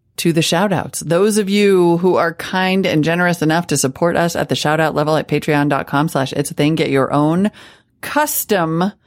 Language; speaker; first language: English; native; English